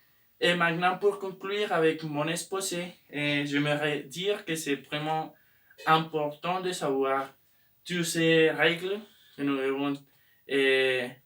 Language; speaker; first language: French; non-native, learner; Spanish